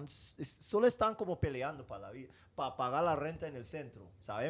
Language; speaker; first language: Spanish; non-native, fluent; English